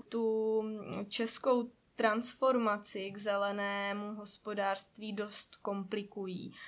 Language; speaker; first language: Czech; native; Czech